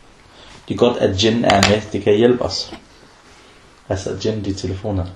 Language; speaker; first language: Danish; non-native, fluent; Arabic